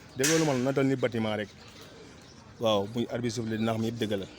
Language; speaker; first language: Wolof; native; Wolof